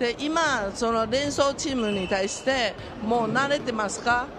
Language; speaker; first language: Japanese; non-native, learner; Chinese